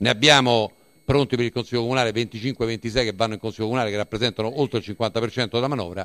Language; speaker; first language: Italian; native; Italian